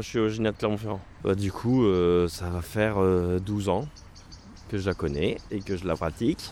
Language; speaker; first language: French; native; French